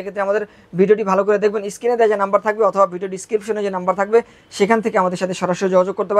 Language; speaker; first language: Bangla; native; Bangla